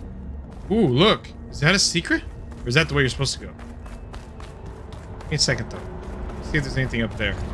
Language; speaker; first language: English; native; English